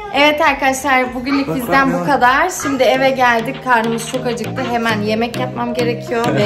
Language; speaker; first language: Turkish; early bilingual, heritage; Turkish